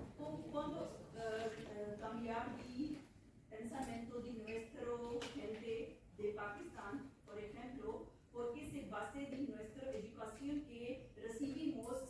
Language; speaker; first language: Spanish; non-native, learner; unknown